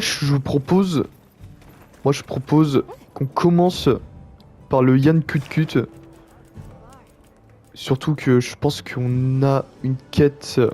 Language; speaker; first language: French; native; French